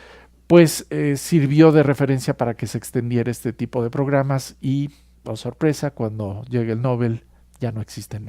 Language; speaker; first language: Spanish; native; Spanish